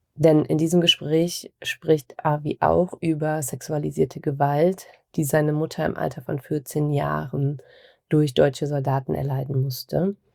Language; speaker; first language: German; native; German